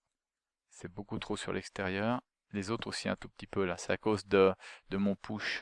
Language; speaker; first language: French; native; French